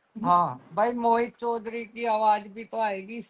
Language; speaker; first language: Hindi; native; Hindi